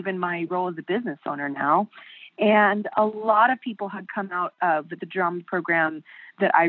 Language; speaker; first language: English; native; English